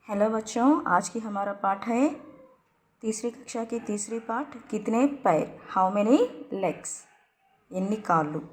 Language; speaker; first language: Hindi; non-native, local second language; Telugu